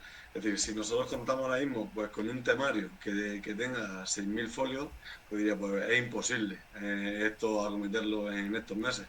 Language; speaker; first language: Spanish; native; Spanish